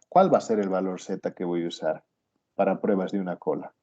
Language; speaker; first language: Spanish; native; Spanish